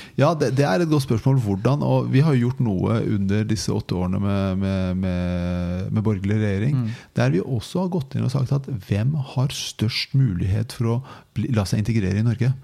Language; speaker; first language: Norwegian; non-native, fluent; Persian